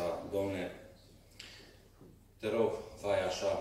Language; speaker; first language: Romanian; non-native, learner; Serbian